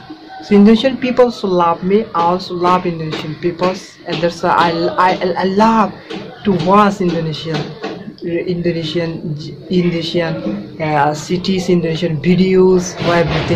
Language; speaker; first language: English; non-native, learner; Bangla